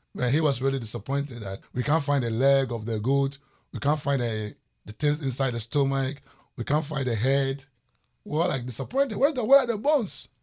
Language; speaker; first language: English; non-native, local second language; Ewe